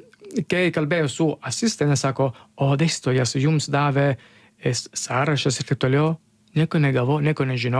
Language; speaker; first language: Lithuanian; non-native, learner; Italian